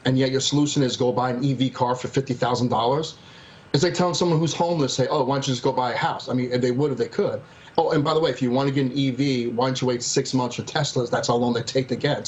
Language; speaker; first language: English; native; English